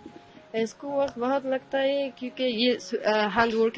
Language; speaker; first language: Hindi; early bilingual, other home language; Persian